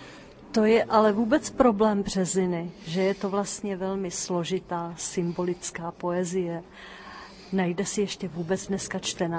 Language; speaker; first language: Czech; native; Czech